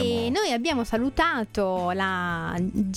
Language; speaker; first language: Italian; native; Italian